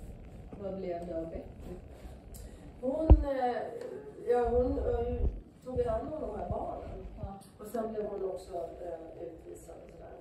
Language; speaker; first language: Swedish; native; Swedish